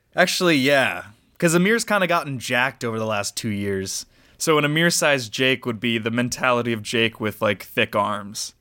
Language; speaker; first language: English; native; English